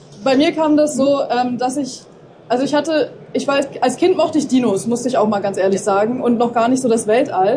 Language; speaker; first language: German; native; German